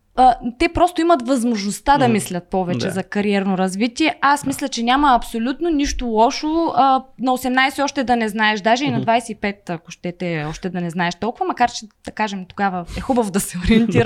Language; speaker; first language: Bulgarian; native; Bulgarian